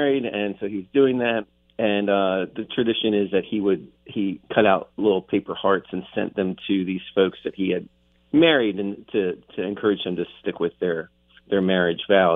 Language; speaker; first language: English; native; English